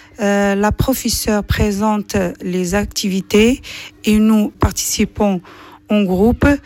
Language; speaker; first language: French; non-native, learner; Arabic